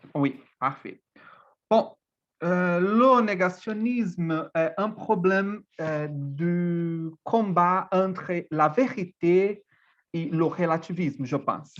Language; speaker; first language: French; non-native, fluent; Portuguese